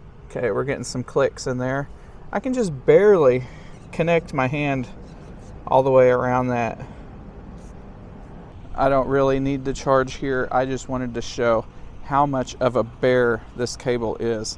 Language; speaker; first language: English; native; English